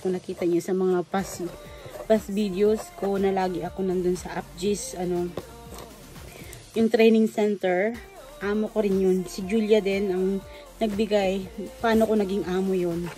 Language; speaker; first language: Filipino; native; Filipino